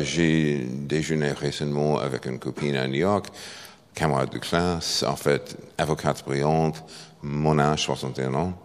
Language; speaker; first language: French; non-native, fluent; English